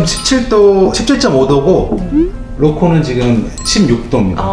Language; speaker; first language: Korean; native; Korean